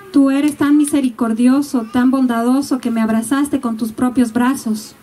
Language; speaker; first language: Spanish; native; Spanish